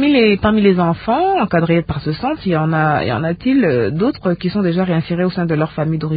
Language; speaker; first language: French; non-native, local second language; Lingala